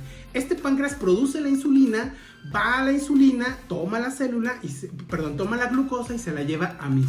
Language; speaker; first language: Spanish; native; Spanish